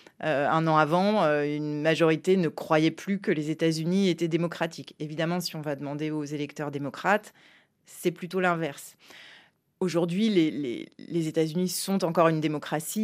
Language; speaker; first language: French; native; French